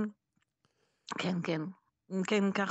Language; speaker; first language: Hebrew; non-native, fluent; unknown